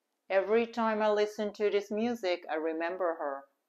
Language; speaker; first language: English; non-native, fluent; Japanese